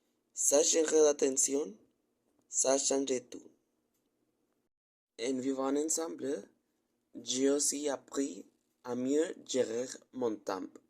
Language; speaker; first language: French; non-native, learner; Spanish